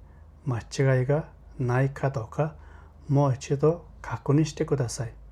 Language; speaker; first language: Japanese; non-native, fluent; Mongolian